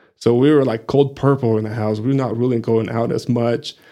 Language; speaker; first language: English; non-native, fluent; Portuguese